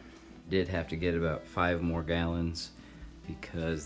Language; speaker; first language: English; native; English